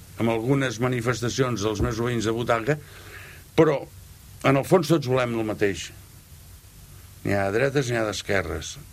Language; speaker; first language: Catalan; native; Catalan